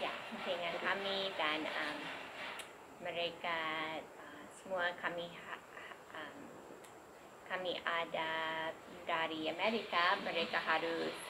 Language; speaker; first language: Indonesian; non-native, learner; English